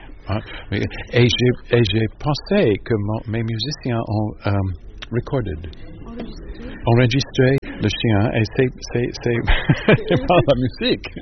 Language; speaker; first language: French; non-native, learner; English